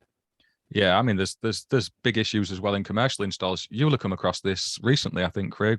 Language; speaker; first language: English; native; English